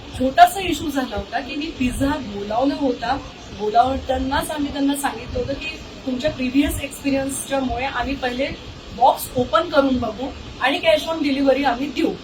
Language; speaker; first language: Marathi; native; Marathi